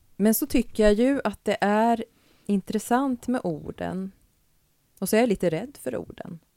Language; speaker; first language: Swedish; native; Swedish